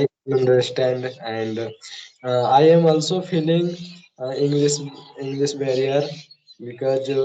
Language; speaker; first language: English; non-native, learner; Hindi